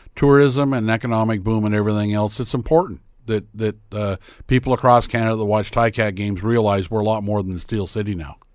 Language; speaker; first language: English; native; English